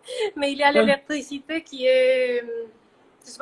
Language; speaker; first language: French; non-native, fluent; Spanish